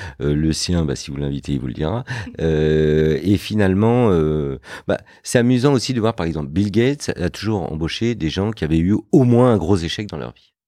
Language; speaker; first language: French; early bilingual, other home language; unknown